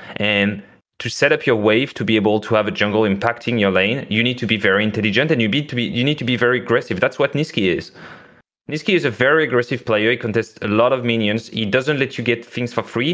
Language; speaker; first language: English; non-native, fluent; French